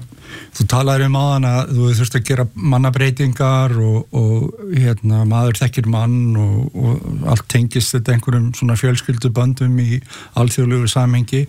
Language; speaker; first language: Icelandic; native; Icelandic